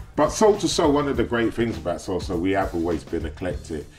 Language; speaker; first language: English; native; English